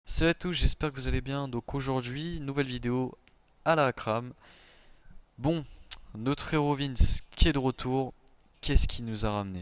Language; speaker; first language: French; native; French